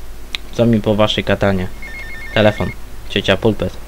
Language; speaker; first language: Polish; native; Polish